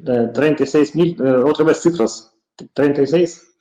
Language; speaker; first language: Spanish; non-native, fluent; Russian